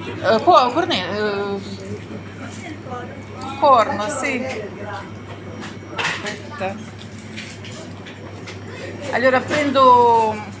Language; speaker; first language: Italian; non-native, learner; Ukrainian